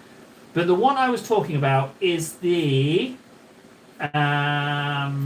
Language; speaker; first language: English; native; English